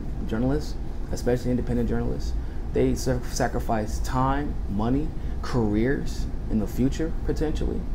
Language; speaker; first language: English; native; English